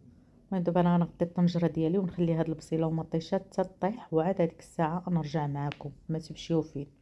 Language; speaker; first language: Arabic; native; Arabic